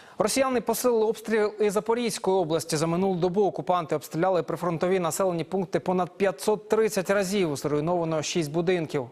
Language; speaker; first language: Ukrainian; native; Ukrainian